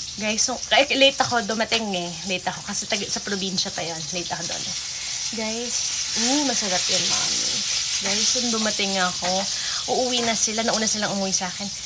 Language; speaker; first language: Filipino; native; Filipino